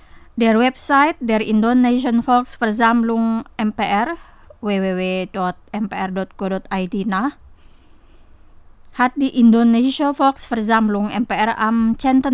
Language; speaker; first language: German; non-native, fluent; Indonesian